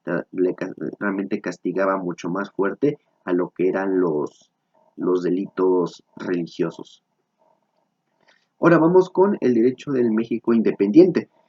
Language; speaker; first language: Spanish; native; Spanish